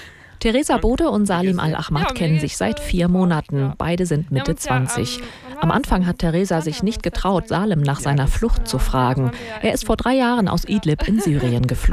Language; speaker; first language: German; native; German